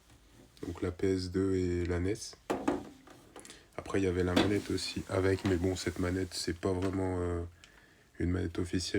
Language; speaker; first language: French; native; French